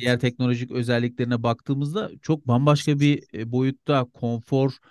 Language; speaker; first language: Turkish; native; Turkish